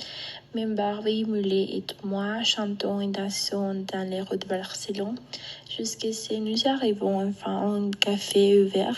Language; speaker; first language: French; non-native, learner; Spanish